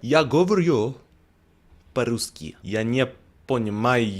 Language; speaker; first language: Russian; non-native, learner; English